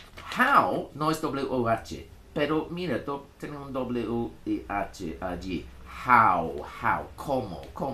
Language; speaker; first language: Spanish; non-native, fluent; English